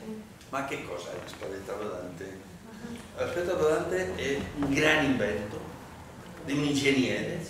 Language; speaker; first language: Italian; non-native, learner; Spanish